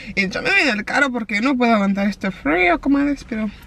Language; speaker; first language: Spanish; early bilingual, heritage; Spanish